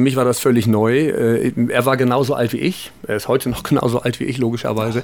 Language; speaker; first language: German; native; German